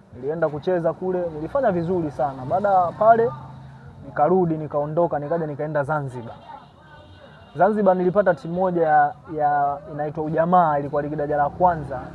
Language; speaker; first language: Swahili; native; Swahili